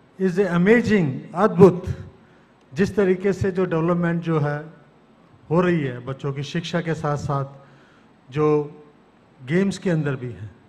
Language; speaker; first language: Hindi; native; Hindi